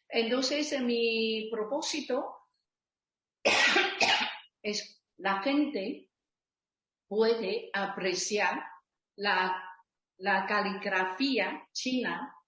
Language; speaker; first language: Spanish; non-native, learner; Chinese